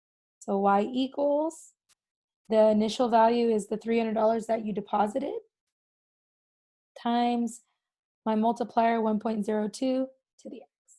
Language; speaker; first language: English; native; English